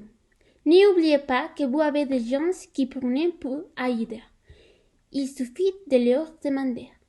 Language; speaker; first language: French; non-native, learner; Spanish